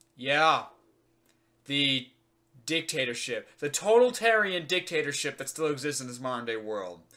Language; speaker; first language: English; native; English